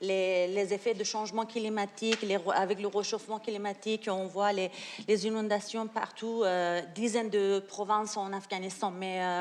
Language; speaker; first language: French; non-native, learner; Persian